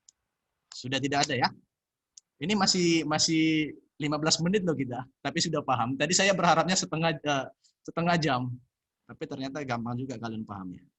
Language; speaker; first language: Indonesian; native; Indonesian